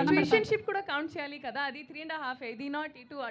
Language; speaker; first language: Telugu; non-native, local second language; Hindi